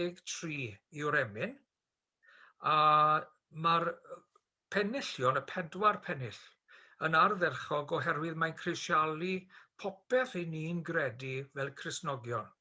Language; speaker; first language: Welsh; native; Welsh